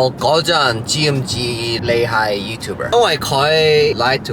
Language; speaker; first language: Cantonese; non-native, learner; Korean